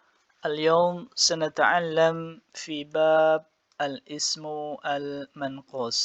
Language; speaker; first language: Arabic; non-native, fluent; Indonesian